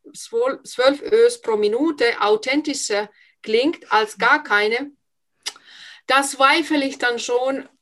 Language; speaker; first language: German; non-native, fluent; Finnish